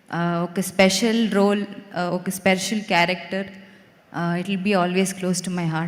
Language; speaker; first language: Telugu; non-native, local second language; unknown